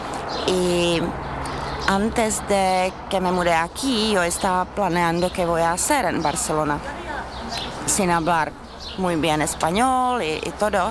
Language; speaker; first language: Spanish; non-native, learner; Czech